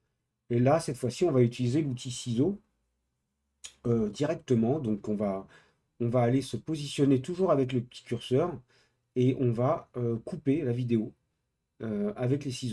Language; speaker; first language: French; native; French